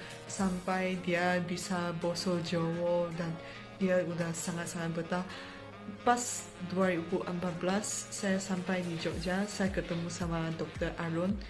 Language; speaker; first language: Indonesian; non-native, fluent; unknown